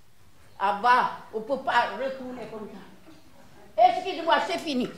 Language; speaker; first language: French; non-native, local second language; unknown